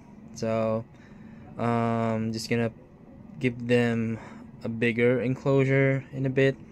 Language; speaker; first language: English; non-native, local second language; Filipino